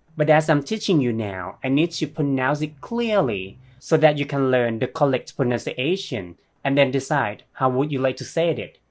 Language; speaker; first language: English; non-native, fluent; Thai